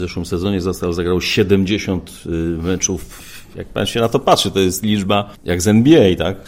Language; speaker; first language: Polish; native; Polish